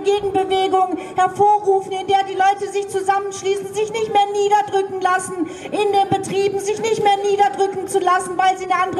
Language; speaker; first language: German; native; German